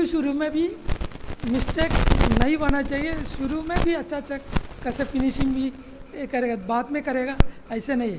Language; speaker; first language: Hindi; non-native, learner; Malayalam